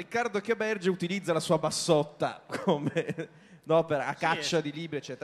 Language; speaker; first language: Italian; native; Italian